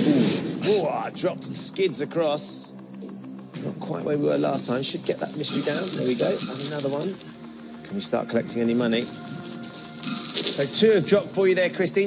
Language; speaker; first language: English; native; English